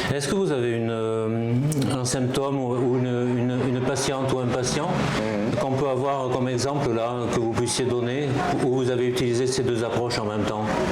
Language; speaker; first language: French; native; French